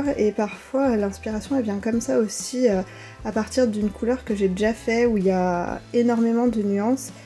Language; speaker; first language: French; native; French